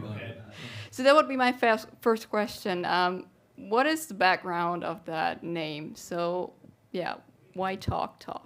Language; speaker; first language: English; non-native, fluent; German